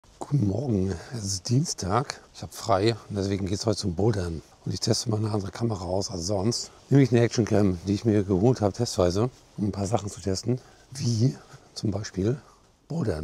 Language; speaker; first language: German; native; German